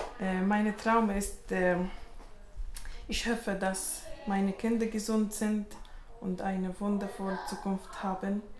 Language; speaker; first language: German; non-native, learner; Arabic